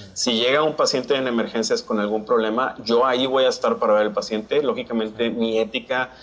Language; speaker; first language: Spanish; native; Spanish